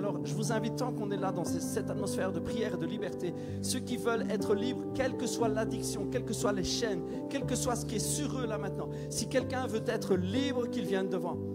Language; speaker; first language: French; native; French